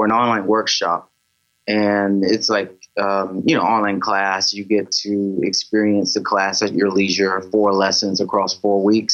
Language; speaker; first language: English; native; English